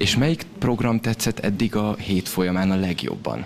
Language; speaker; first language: Hungarian; native; Hungarian